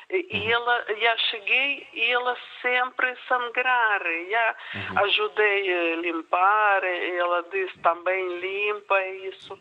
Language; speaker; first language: Portuguese; non-native, learner; Ukrainian